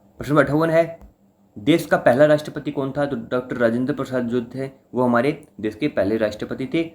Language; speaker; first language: Hindi; native; Hindi